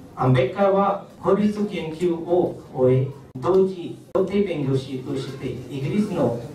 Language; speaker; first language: Japanese; non-native, fluent; Marathi